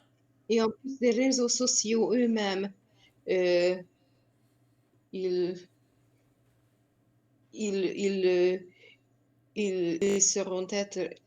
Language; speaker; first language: French; non-native, fluent; Hungarian